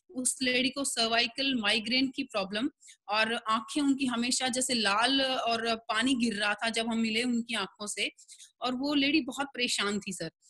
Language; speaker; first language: Hindi; native; Hindi